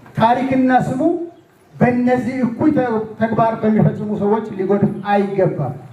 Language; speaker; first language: Amharic; non-native, local second language; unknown